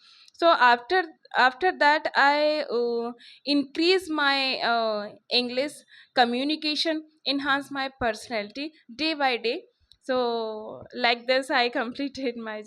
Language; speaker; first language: English; non-native, local second language; Hindi